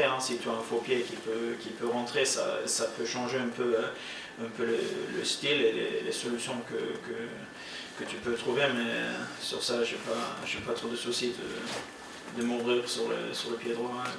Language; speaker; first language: French; non-native, fluent; Norwegian